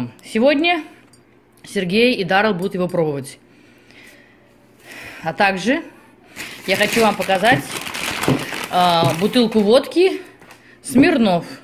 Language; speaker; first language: Russian; native; Russian